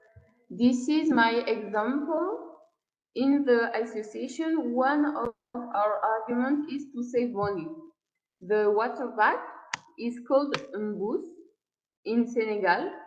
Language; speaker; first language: English; non-native, learner; French